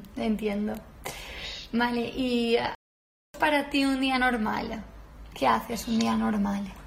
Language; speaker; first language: Spanish; native; Spanish